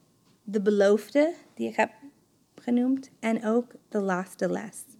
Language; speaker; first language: Dutch; non-native, fluent; English